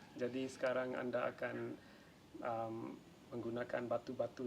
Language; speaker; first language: Indonesian; non-native, fluent; English